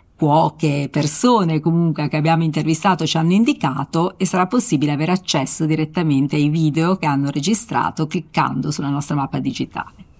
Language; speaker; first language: Italian; native; Italian